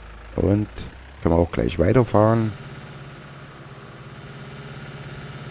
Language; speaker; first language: German; native; German